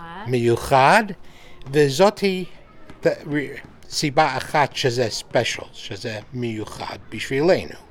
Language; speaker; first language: Hebrew; non-native, learner; English